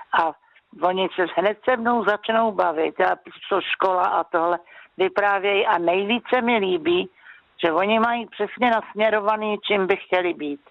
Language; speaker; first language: Czech; native; Czech